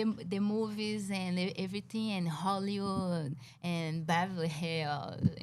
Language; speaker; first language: English; non-native, learner; Portuguese